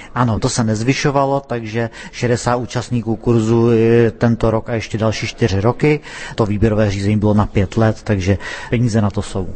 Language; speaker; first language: Czech; native; Czech